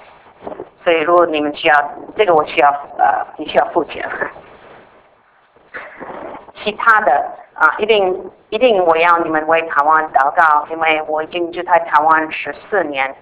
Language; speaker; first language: Chinese; non-native, fluent; English